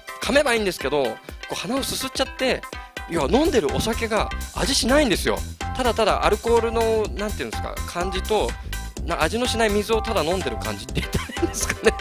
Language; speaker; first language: Japanese; native; Japanese